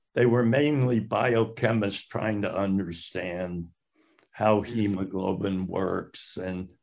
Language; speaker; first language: English; native; English